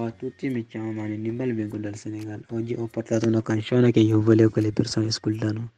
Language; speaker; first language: Italian; non-native, learner; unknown